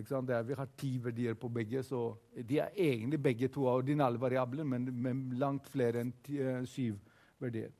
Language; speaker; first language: Norwegian; non-native, fluent; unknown